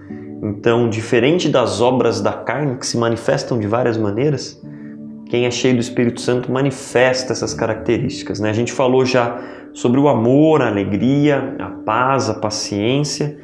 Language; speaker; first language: Portuguese; native; Portuguese